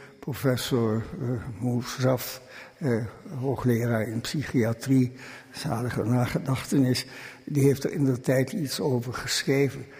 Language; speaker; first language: Dutch; early bilingual, other home language; German